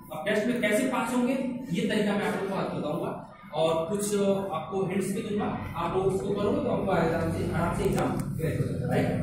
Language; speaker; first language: Hindi; native; Hindi